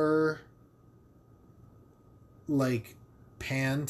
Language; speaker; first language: English; native; English